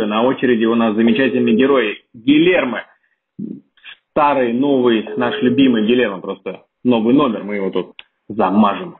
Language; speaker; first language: Russian; native; Russian